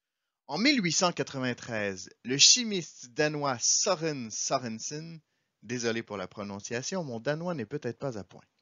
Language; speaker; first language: French; native; French